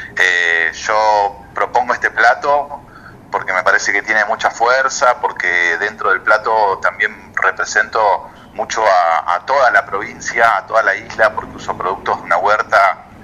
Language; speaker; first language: Spanish; native; Spanish